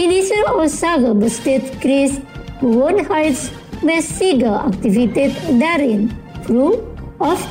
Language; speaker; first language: German; non-native, fluent; Indonesian